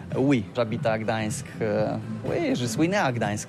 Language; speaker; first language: French; non-native, learner; Polish